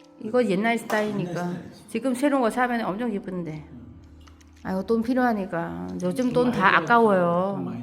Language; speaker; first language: Korean; non-native, learner; Vietnamese